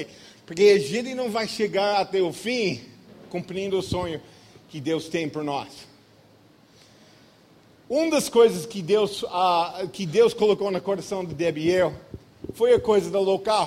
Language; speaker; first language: Portuguese; non-native, fluent; English